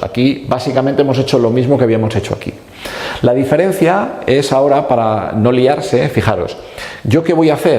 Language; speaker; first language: Spanish; native; Spanish